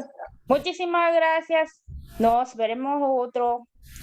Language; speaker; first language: Spanish; non-native, learner; Korean